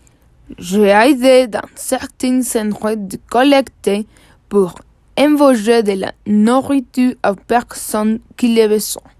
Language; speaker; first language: French; non-native, learner; Spanish